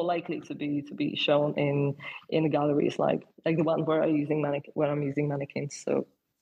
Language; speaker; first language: English; non-native, fluent; Polish